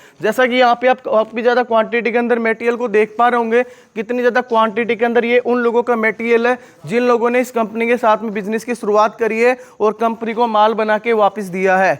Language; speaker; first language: Hindi; native; Hindi